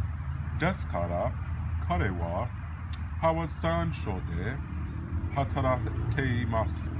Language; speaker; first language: Japanese; non-native, learner; English